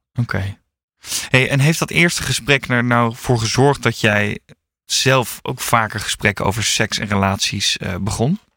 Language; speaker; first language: Dutch; native; Dutch